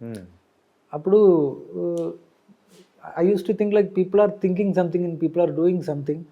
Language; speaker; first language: Telugu; non-native, learner; Malayalam